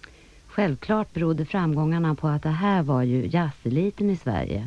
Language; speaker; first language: Swedish; native; Swedish